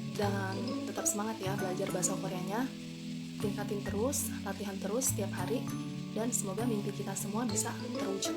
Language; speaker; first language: Indonesian; native; Indonesian